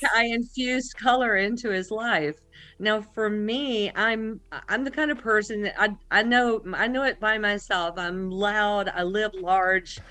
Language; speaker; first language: English; native; English